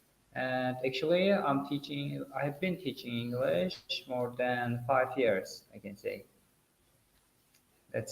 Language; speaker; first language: English; non-native, fluent; Uzbek